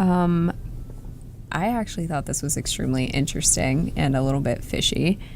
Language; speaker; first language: English; native; English